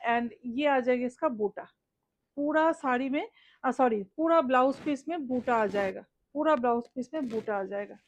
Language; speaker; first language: Hindi; non-native, local second language; Bangla